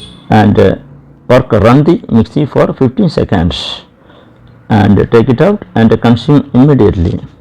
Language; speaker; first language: English; non-native, local second language; Malayalam